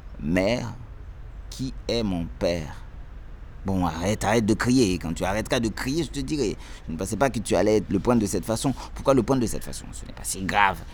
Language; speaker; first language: French; non-native, local second language; Haitian Creole